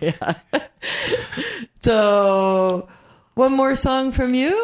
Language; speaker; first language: English; native; English